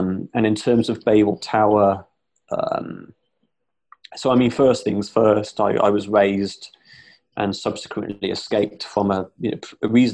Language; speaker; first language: English; native; English